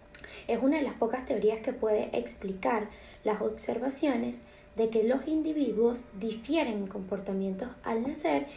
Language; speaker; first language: Spanish; native; Spanish